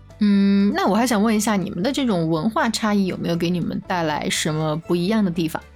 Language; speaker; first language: Chinese; native; Chinese